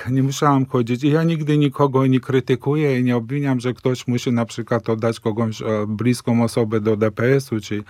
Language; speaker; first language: Polish; non-native, fluent; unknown